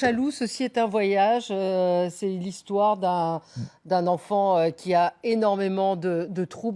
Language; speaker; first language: French; native; French